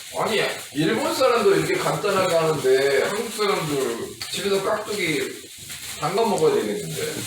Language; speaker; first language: Korean; native; Korean